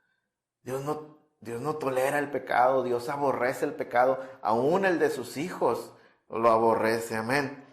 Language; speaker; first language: Spanish; native; Spanish